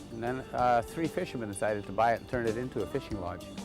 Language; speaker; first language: English; native; English